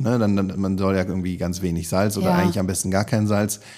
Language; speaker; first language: German; native; German